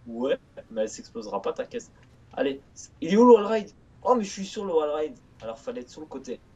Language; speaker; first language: French; native; French